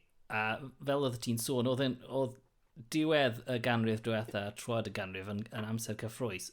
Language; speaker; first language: Welsh; non-native, local second language; English